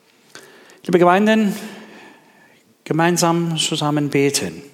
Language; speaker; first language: German; non-native, learner; Persian